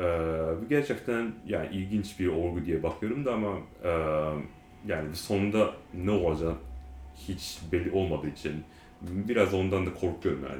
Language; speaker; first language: Turkish; non-native, learner; Japanese